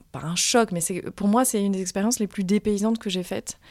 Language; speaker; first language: French; native; French